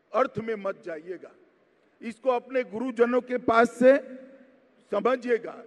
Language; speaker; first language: Hindi; non-native, local second language; Gujarati